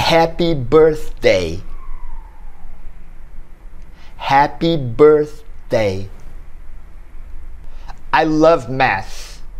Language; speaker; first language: English; non-native, fluent; Portuguese